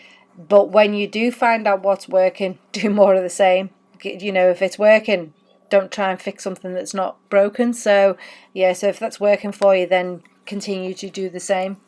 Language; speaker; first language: English; native; English